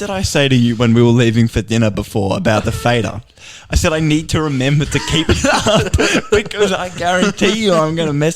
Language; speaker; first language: English; native; English